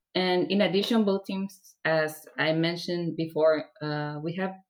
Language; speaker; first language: English; non-native, fluent; Persian